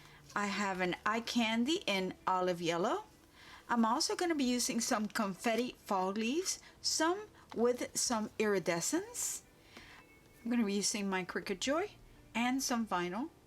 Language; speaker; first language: English; native; English